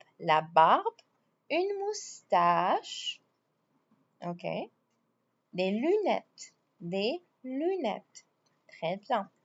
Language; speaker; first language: French; non-native, fluent; Arabic